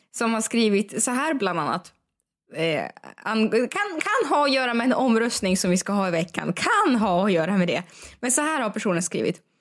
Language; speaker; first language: Swedish; non-native, fluent; Russian